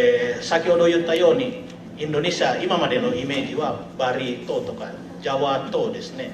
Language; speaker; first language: Japanese; non-native, learner; Indonesian